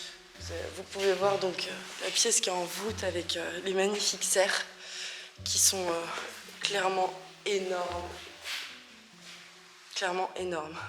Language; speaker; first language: French; native; French